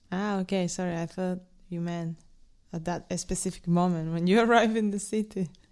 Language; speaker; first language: English; non-native, fluent; Spanish